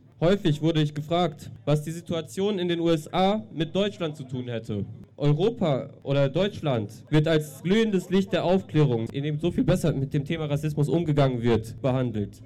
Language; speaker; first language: German; native; German